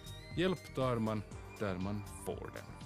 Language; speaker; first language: Swedish; native; Swedish